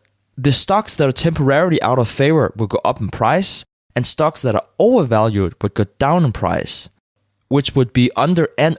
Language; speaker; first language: English; non-native, fluent; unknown